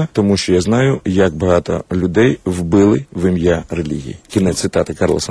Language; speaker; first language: Ukrainian; native; Ukrainian